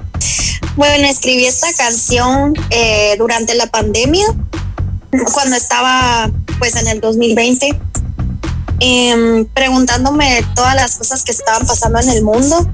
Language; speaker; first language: Spanish; early bilingual, other home language; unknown